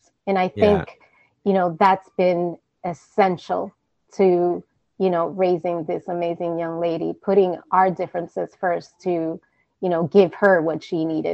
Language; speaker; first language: English; native; English